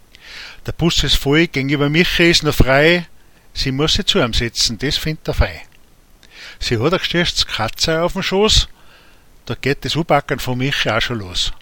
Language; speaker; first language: German; native; German